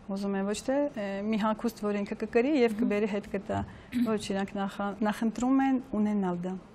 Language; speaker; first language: Armenian; native; Armenian